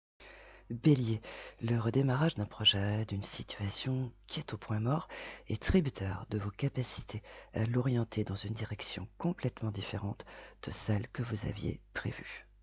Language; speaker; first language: French; native; French